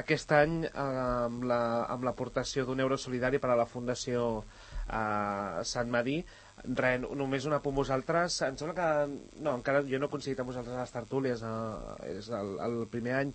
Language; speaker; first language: Catalan; native; Catalan